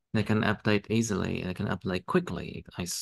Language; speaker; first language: English; non-native, fluent; Vietnamese